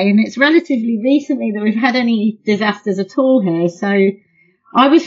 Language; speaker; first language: English; native; English